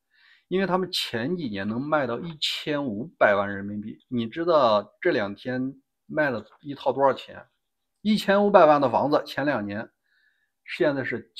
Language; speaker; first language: Chinese; native; Chinese